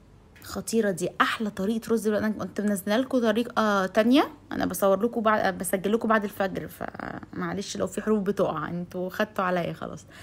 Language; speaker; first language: Arabic; native; Arabic